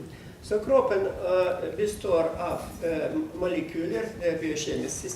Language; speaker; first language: Swedish; non-native, fluent; Russian